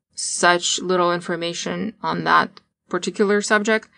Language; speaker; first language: English; non-native, fluent; Russian